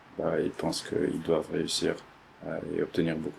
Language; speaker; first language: French; early bilingual, other home language; Arabic